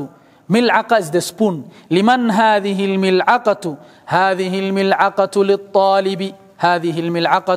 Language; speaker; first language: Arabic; non-native, fluent; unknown